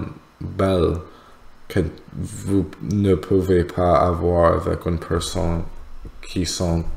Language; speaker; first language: French; non-native, learner; English